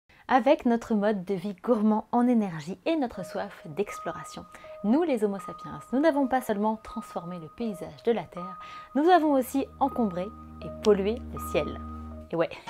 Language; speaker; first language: French; native; French